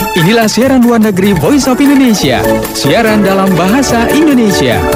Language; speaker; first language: Indonesian; native; Indonesian